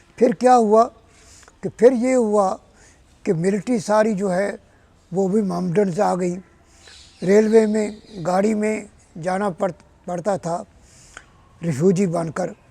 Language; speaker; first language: Urdu; non-native, local second language; Punjabi